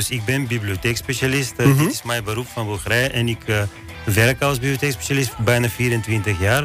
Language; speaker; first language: Dutch; non-native, fluent; Bulgarian